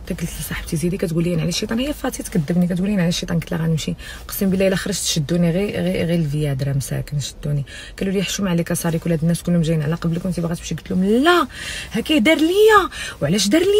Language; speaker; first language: Arabic; native; Arabic